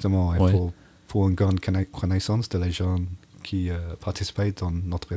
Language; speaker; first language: French; non-native, learner; English